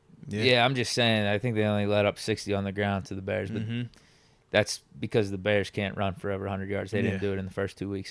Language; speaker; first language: English; native; English